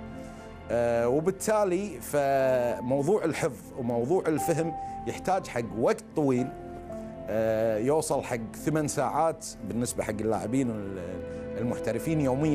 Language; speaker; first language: Arabic; native; Arabic